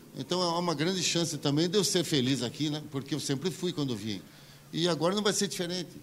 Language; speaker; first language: Portuguese; native; Portuguese